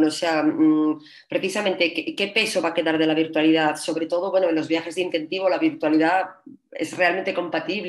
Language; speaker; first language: Spanish; native; Spanish